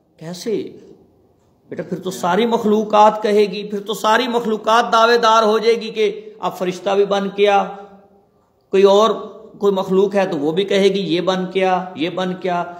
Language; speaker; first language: Urdu; non-native, local second language; Punjabi